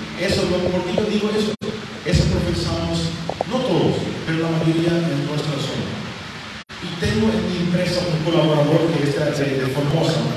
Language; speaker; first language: Spanish; non-native, local second language; German